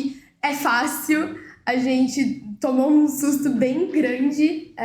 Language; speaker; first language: Portuguese; native; Portuguese